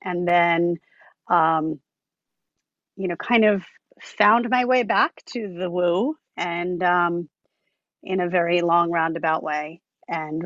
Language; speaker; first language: English; native; English